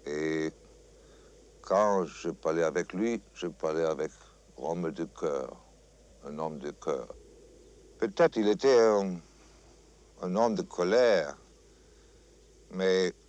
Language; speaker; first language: French; non-native, fluent; German